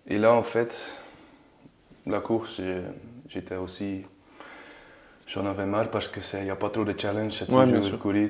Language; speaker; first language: French; non-native, learner; Dutch